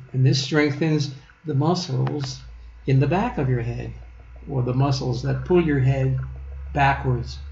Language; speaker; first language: English; native; English